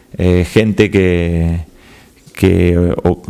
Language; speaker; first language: Spanish; native; Spanish